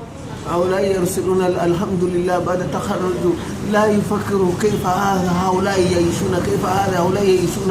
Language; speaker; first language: Arabic; non-native, learner; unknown